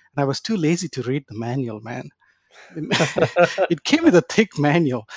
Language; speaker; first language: English; non-native, local second language; Tamil